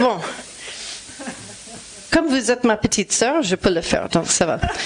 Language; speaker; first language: French; non-native, fluent; English